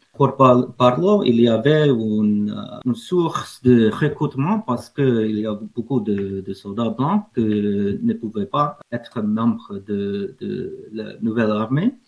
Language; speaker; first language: French; non-native, fluent; English